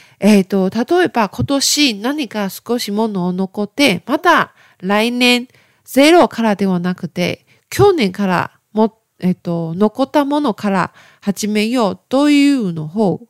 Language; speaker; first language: Japanese; non-native, learner; Chinese